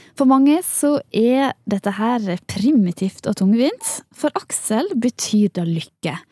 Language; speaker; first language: Norwegian; native; Norwegian